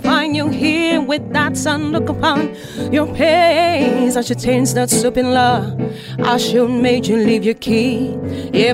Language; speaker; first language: English; non-native, local second language; Filipino